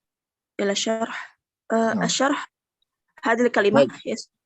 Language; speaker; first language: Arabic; non-native, learner; Indonesian